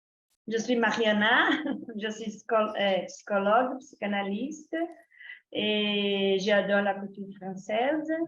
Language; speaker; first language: French; non-native, learner; Portuguese